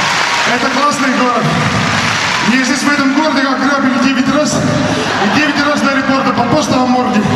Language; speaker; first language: Russian; non-native, fluent; Finnish